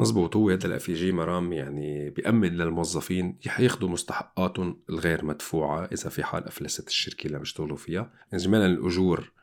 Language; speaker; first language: Arabic; native; Arabic